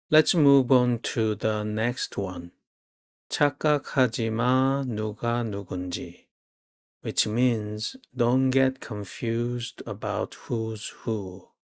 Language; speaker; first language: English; non-native, fluent; Korean